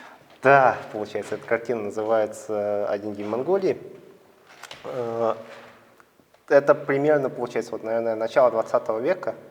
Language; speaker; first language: Russian; native; Russian